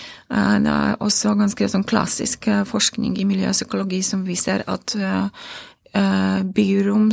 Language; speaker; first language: Norwegian; non-native, fluent; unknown